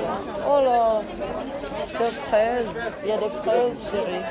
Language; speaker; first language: French; non-native, learner; Malay